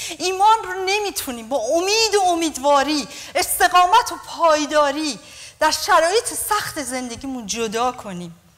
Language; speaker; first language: Persian; native; Persian